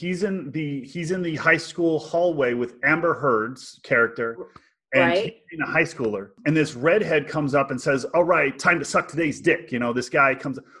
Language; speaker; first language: English; native; English